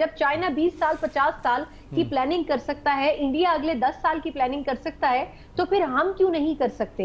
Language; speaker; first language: Urdu; native; Urdu